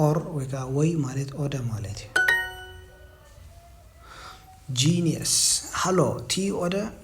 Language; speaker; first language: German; non-native, fluent; Tigrinya